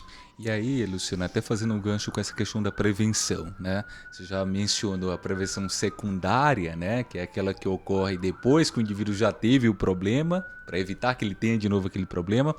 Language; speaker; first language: Portuguese; native; Portuguese